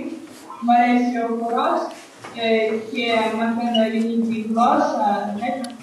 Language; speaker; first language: Greek; non-native, learner; Russian